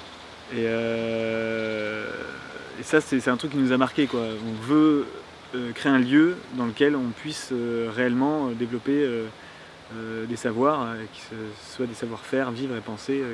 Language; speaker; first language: French; native; French